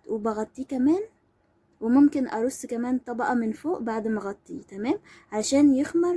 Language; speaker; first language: Arabic; native; Arabic